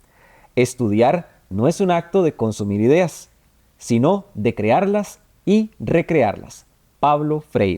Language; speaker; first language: Spanish; native; Spanish